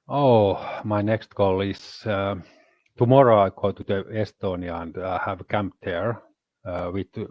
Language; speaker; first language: English; non-native, learner; Finnish